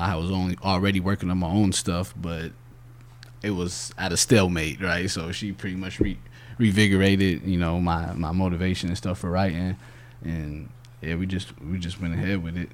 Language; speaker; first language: English; native; English